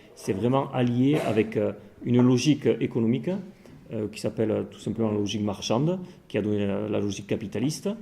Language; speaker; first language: French; native; French